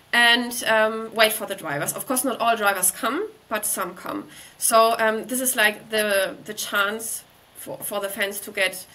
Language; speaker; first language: English; non-native, fluent; German